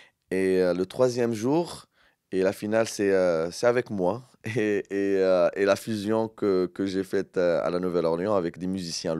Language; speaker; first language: French; non-native, local second language; Arabic